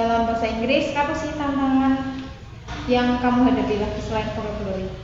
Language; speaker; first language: Indonesian; native; Indonesian